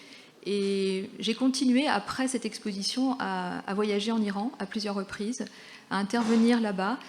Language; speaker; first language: French; native; French